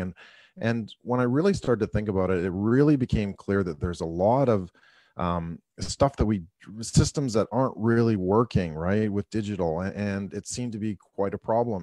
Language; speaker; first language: English; native; English